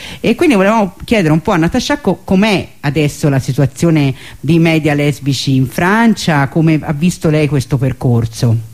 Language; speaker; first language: Italian; native; Italian